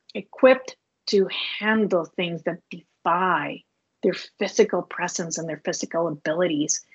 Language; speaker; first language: English; non-native, fluent; Spanish